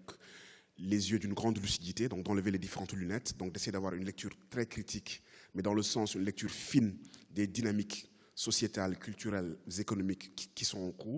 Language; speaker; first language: French; native; French